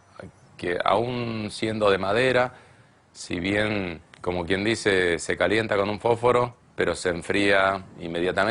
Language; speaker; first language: Spanish; native; Spanish